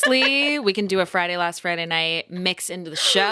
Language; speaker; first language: English; native; English